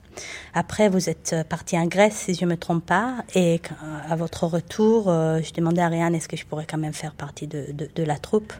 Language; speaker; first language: French; non-native, fluent; Hebrew